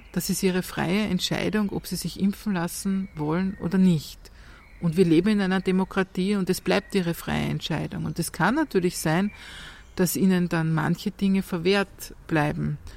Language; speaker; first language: German; native; German